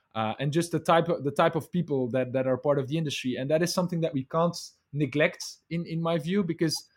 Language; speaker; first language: English; non-native, fluent; Dutch